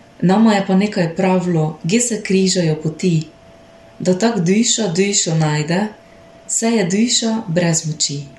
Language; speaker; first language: Slovenian; native; Slovenian